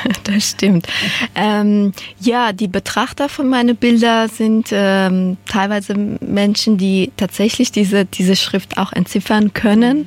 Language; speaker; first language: German; non-native, fluent; Persian